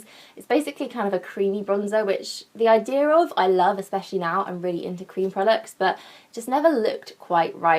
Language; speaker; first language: English; native; English